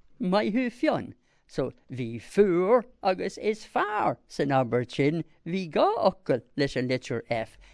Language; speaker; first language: Irish; non-native, local second language; English